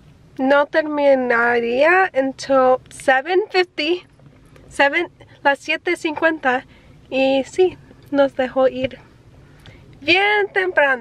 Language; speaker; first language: Spanish; early bilingual, heritage; English